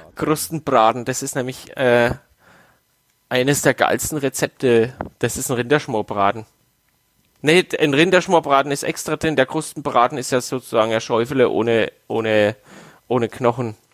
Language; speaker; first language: German; native; German